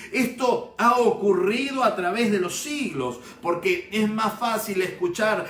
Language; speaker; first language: Spanish; native; Spanish